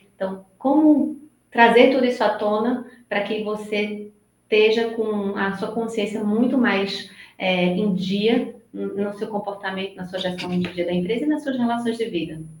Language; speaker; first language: Portuguese; native; Portuguese